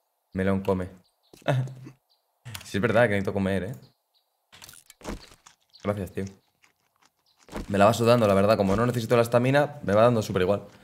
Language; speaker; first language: Spanish; native; Spanish